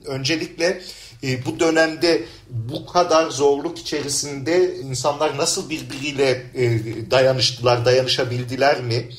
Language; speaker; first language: Turkish; native; Turkish